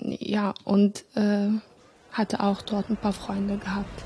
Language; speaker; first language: German; non-native, fluent; Arabic